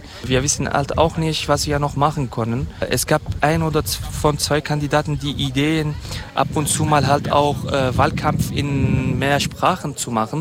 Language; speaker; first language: German; non-native, fluent; Kurdish